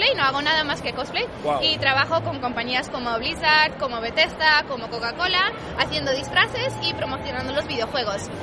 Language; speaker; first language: Spanish; non-native, fluent; Dutch